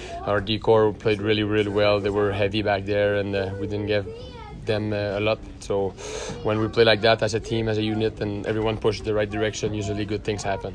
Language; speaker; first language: English; non-native, fluent; French